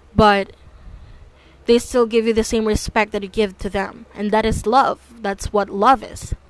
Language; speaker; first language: English; non-native, local second language; Filipino